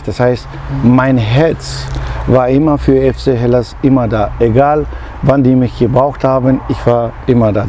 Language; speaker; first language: German; non-native, fluent; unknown